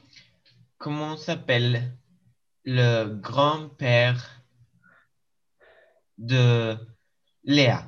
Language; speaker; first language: French; non-native, learner; English